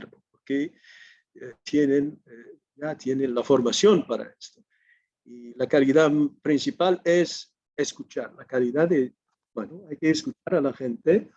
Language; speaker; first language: Spanish; non-native, fluent; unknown